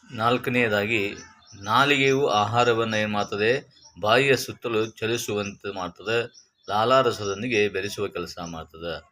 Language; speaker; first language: Kannada; native; Kannada